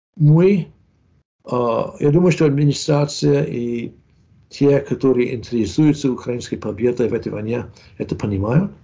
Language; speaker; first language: Russian; non-native, fluent; English